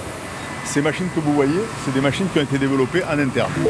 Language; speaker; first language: French; native; French